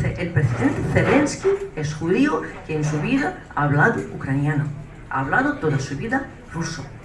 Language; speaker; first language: Spanish; non-native, fluent; Russian